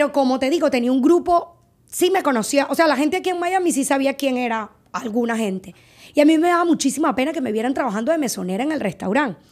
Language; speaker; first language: Spanish; native; Spanish